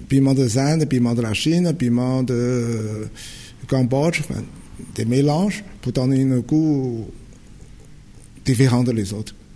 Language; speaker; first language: French; non-native, fluent; Chinese